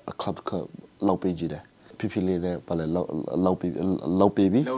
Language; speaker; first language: Burmese; non-native, local second language; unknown